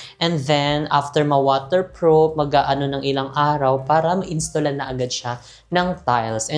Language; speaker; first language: Filipino; non-native, local second language; Cebuano